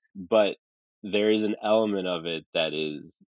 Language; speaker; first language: English; early bilingual, other home language; Arabic